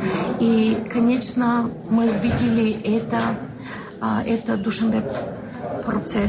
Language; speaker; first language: Russian; non-native, learner; Bulgarian